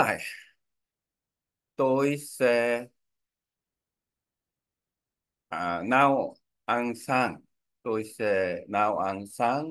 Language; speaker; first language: Vietnamese; non-native, learner; Korean